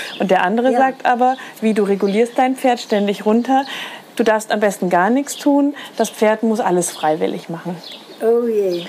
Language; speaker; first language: German; native; German